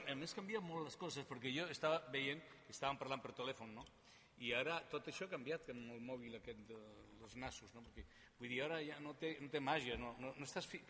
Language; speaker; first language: Catalan; non-native, learner; Spanish